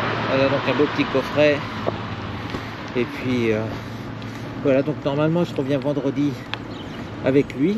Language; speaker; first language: French; native; French